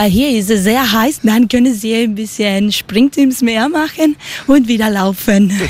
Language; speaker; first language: German; non-native, learner; Spanish